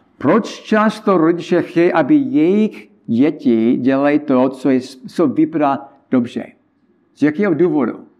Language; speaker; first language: Czech; non-native, learner; English